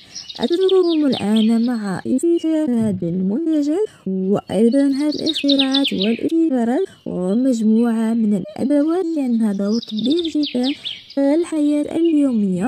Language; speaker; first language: Arabic; native; Arabic